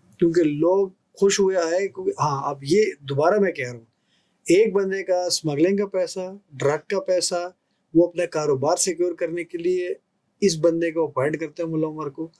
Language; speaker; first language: Urdu; non-native, local second language; Pashto